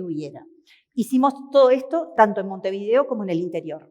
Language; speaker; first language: Spanish; native; Spanish